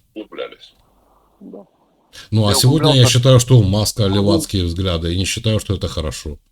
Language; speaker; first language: Russian; native; Russian